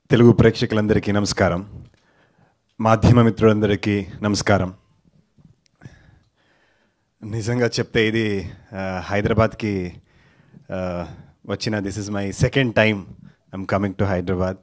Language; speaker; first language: Telugu; non-native, learner; Kannada